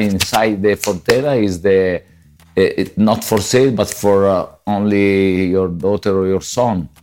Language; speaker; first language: English; non-native, learner; Italian